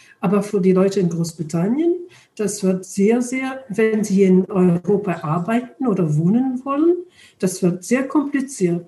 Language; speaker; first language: German; non-native, learner; English